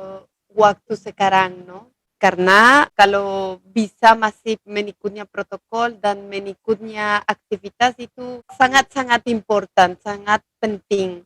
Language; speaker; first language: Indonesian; non-native, fluent; Spanish